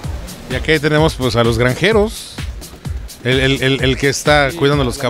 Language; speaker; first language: Spanish; native; Spanish